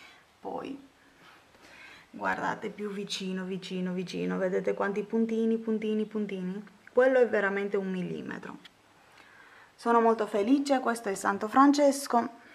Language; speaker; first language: Italian; non-native, fluent; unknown